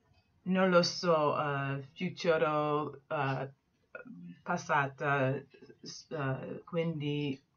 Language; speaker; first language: Italian; non-native, learner; English